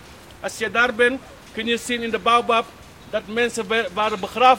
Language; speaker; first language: Dutch; non-native, fluent; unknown